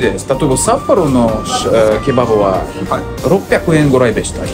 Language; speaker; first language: Japanese; non-native, learner; Russian